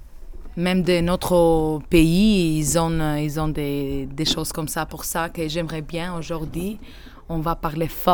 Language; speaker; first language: French; non-native, learner; Albanian